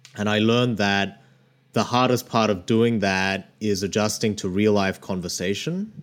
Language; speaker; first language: English; early bilingual, other home language; Korean